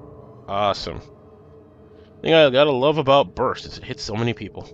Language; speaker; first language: English; native; English